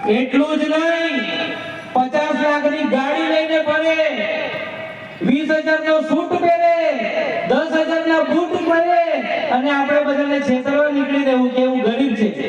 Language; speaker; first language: Gujarati; native; Gujarati